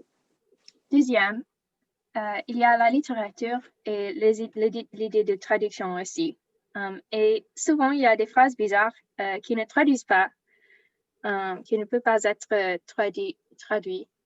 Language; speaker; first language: French; non-native, learner; English